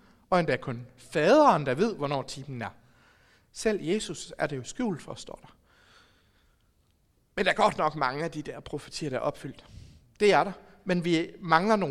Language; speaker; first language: Danish; native; Danish